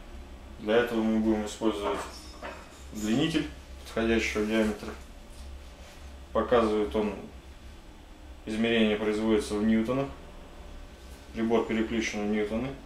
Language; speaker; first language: Russian; native; Russian